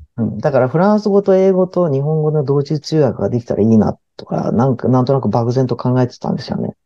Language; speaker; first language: Japanese; early bilingual, heritage; Japanese